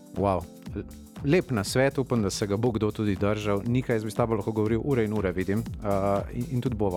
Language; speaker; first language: Slovenian; native; Slovenian